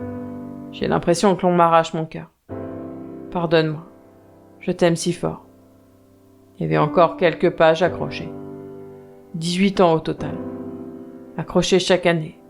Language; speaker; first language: French; native; French